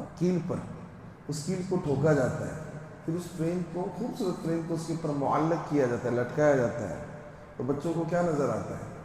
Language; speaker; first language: Urdu; non-native, local second language; Konkani